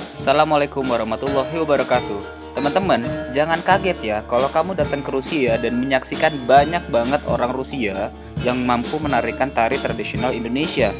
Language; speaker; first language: Indonesian; native; Indonesian